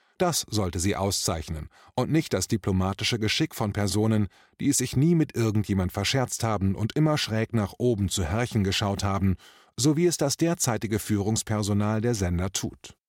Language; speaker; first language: German; native; German